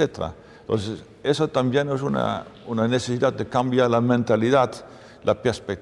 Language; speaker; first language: Spanish; non-native, fluent; Dutch